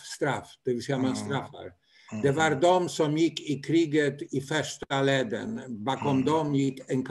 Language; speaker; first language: Swedish; non-native, fluent; Polish